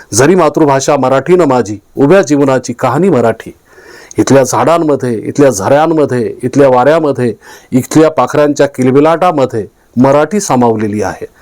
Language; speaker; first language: Marathi; non-native, local second language; Urdu